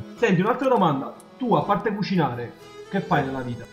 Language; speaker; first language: Italian; native; Italian